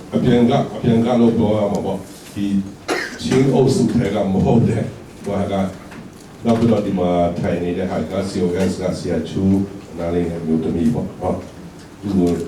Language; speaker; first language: Burmese; non-native, local second language; Tedim Chin